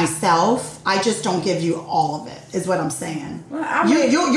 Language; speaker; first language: English; early bilingual, other home language; Spanish